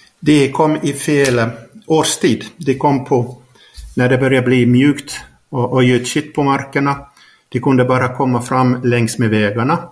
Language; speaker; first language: Swedish; native; Swedish